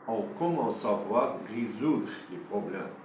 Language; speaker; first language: French; non-native, local second language; Arabic